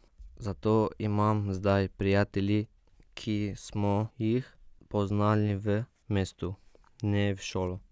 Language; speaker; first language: Slovenian; non-native, learner; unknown